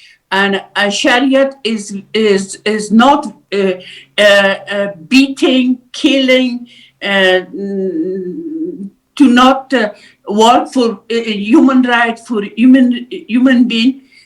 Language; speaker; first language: English; non-native, learner; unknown